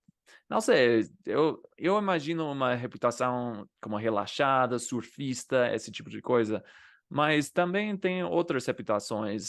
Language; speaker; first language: Portuguese; non-native, fluent; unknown